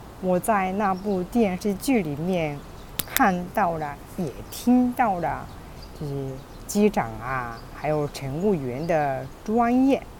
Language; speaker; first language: Chinese; non-native, fluent; Japanese